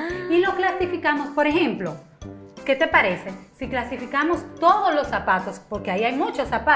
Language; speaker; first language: Spanish; native; Spanish